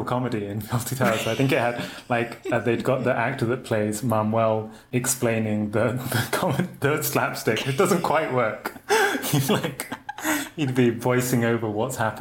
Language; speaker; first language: English; native; English